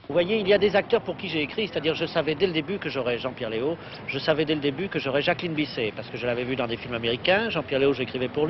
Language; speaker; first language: French; native; French